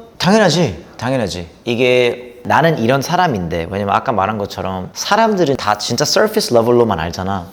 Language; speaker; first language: Korean; early bilingual, heritage; Korean